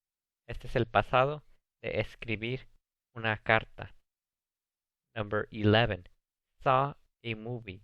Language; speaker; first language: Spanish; early bilingual, heritage; Spanish